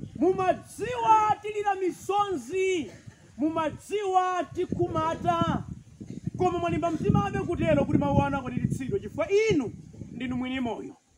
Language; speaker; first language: Nyanja; non-native, local second language; Tumbuka